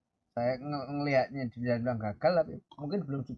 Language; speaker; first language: Indonesian; native; Indonesian